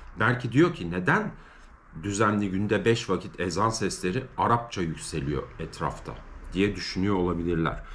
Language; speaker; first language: Turkish; native; Turkish